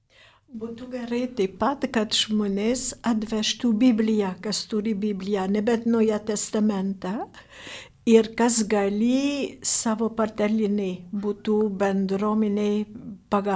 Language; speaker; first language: Lithuanian; non-native, fluent; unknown